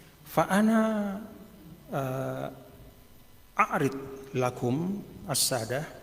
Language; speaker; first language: Arabic; non-native, fluent; Indonesian